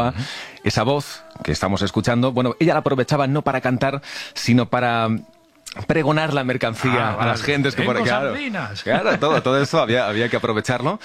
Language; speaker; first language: Spanish; native; Spanish